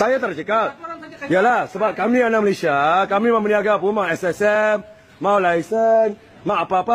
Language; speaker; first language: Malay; non-native, local second language; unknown